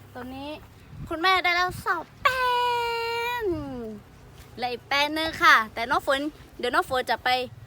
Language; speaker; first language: Thai; non-native, local second language; Lahu